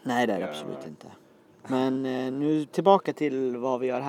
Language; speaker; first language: Swedish; native; Swedish